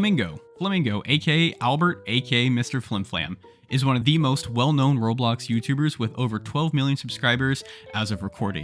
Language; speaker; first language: English; native; English